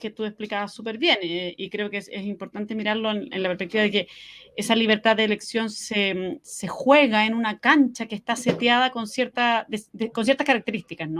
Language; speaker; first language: Spanish; native; Spanish